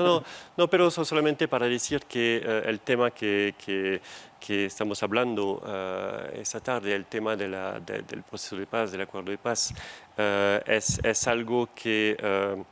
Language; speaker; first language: Spanish; non-native, fluent; French